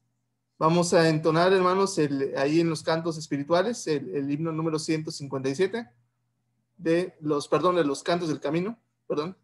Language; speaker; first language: Spanish; native; Spanish